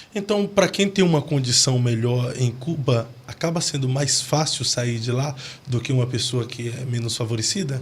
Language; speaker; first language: Portuguese; native; Portuguese